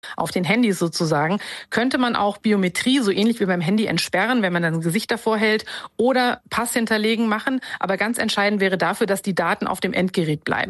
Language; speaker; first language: German; native; German